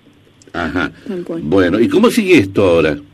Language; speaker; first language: Spanish; native; Spanish